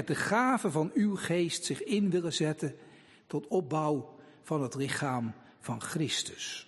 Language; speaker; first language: Dutch; native; Dutch